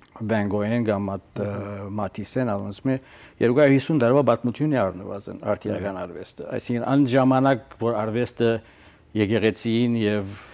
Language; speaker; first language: Armenian; early bilingual, heritage; Armenian